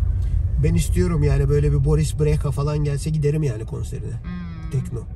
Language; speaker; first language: Turkish; native; Turkish